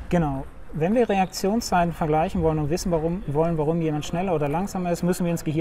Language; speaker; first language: German; native; German